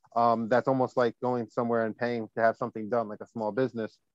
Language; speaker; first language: English; native; English